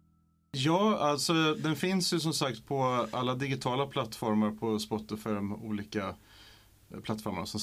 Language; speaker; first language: Swedish; native; Swedish